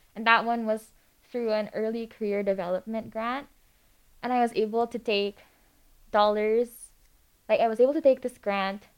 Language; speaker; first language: English; non-native, local second language; Filipino